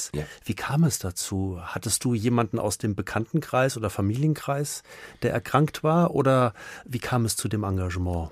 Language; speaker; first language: German; native; German